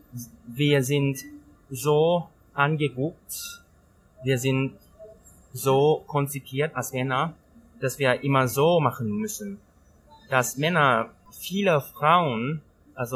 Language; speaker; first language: German; non-native, learner; Thai